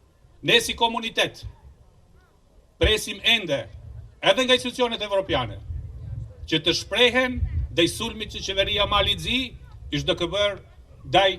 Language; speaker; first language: Albanian; native; Albanian